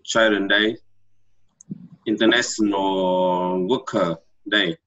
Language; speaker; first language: English; non-native, learner; Vietnamese